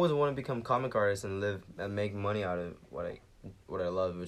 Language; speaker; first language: English; early bilingual, other home language; Japanese